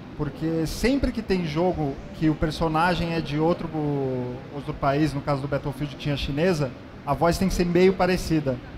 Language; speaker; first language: Portuguese; native; Portuguese